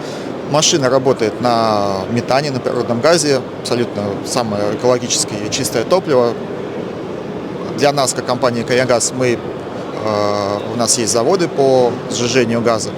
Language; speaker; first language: Russian; native; Russian